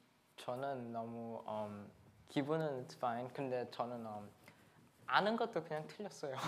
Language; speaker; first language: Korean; early bilingual, heritage; English